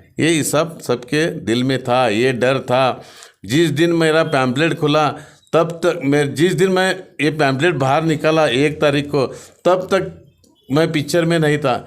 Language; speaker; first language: Hindi; non-native, local second language; Marathi